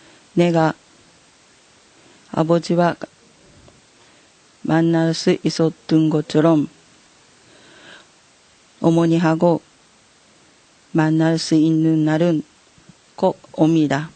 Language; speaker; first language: Korean; non-native, learner; Japanese